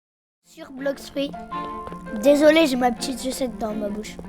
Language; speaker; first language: French; native; French